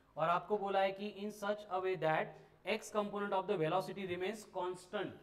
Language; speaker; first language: Hindi; non-native, local second language; Marathi